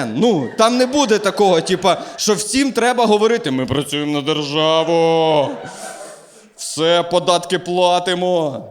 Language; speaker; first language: Ukrainian; native; Ukrainian